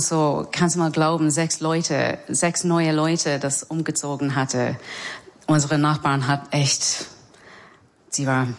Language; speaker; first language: German; non-native, learner; English